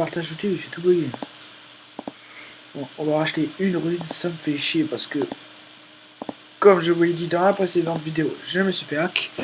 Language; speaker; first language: French; native; French